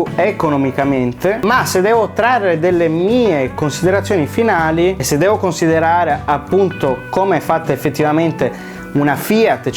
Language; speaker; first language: Italian; native; Italian